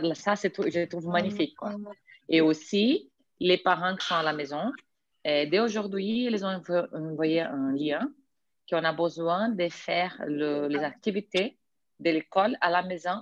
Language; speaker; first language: French; non-native, fluent; Portuguese